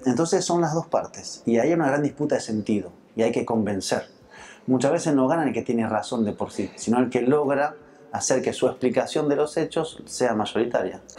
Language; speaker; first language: Spanish; early bilingual, heritage; Spanish